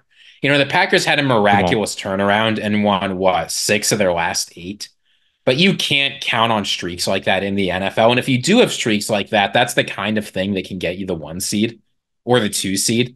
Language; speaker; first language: English; native; English